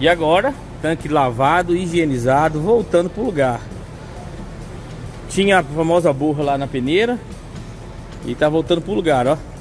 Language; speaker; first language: Portuguese; native; Portuguese